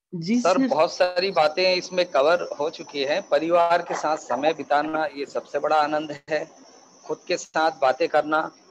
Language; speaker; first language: Hindi; native; Hindi